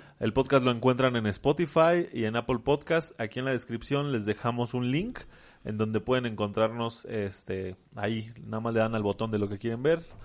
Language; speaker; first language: Spanish; native; Spanish